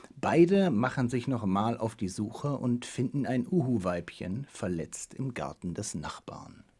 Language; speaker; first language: German; native; German